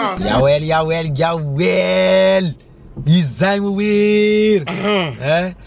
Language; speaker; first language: Dutch; early bilingual, other home language; Arabic